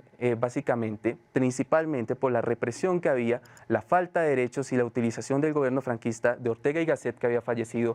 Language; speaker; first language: Spanish; native; Spanish